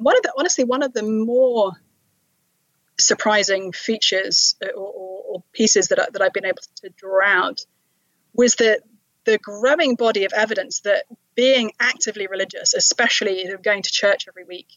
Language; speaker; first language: English; native; English